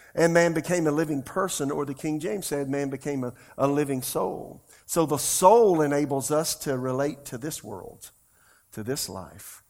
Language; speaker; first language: English; native; English